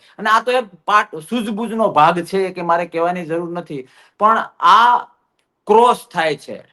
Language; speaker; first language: Gujarati; native; Gujarati